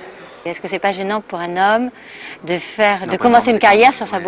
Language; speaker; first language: French; native; French